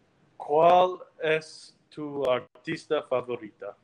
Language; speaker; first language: Spanish; non-native, learner; English